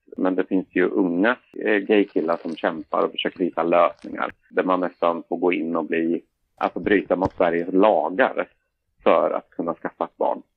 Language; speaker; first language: Swedish; native; Swedish